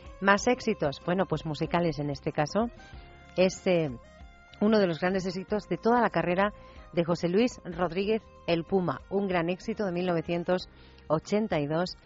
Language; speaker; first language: Spanish; native; Spanish